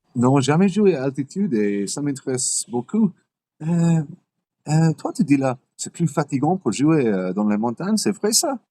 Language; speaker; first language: French; non-native, learner; English